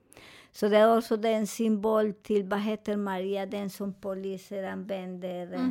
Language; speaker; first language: Swedish; non-native, fluent; Spanish